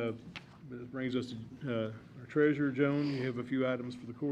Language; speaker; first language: English; native; English